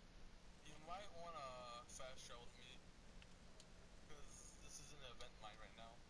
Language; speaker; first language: English; native; English